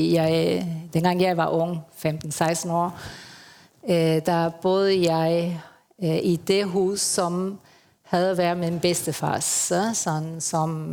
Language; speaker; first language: Danish; early bilingual, heritage; Spanish